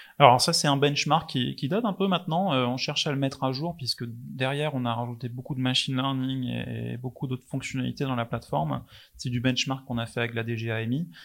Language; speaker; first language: French; non-native, fluent; English